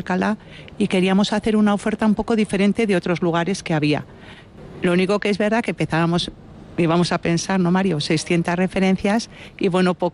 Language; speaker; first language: Spanish; native; Spanish